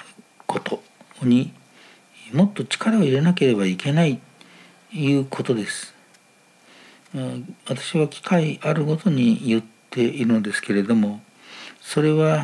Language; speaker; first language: Japanese; native; Japanese